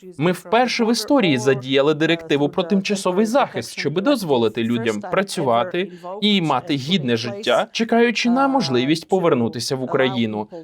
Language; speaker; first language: Ukrainian; native; Ukrainian